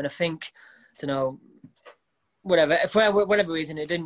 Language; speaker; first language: English; native; English